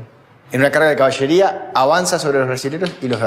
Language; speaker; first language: Spanish; native; Spanish